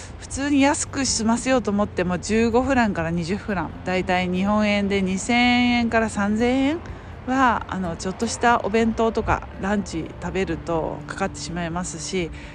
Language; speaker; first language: Japanese; native; Japanese